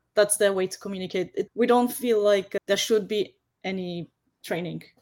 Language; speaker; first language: English; non-native, fluent; German